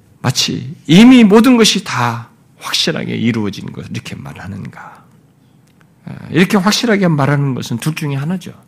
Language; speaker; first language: Korean; native; Korean